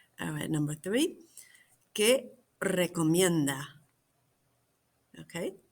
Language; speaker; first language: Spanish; non-native, fluent; English